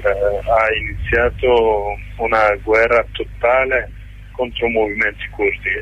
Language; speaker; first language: Italian; non-native, learner; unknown